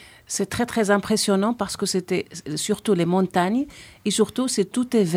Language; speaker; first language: French; non-native, fluent; Spanish